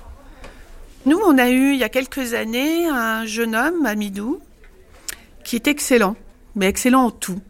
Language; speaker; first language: French; native; French